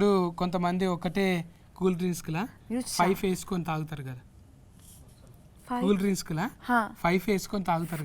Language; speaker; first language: Telugu; native; Telugu